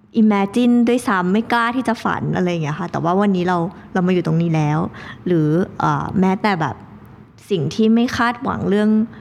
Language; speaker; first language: Thai; native; Thai